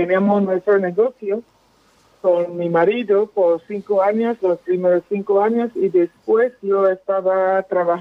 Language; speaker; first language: Spanish; non-native, fluent; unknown